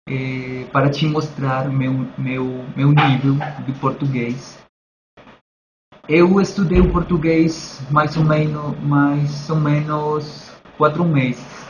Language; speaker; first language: Portuguese; non-native, learner; Spanish